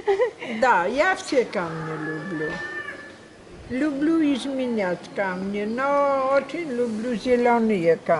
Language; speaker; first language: Russian; non-native, learner; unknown